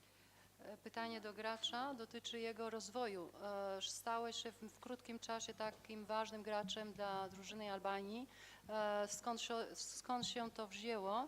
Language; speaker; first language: Polish; non-native, fluent; Albanian